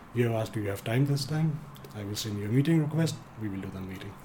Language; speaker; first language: English; non-native, fluent; Danish